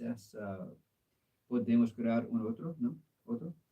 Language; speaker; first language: Spanish; non-native, learner; English